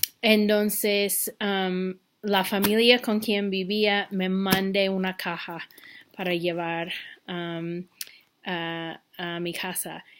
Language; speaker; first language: Spanish; non-native, fluent; English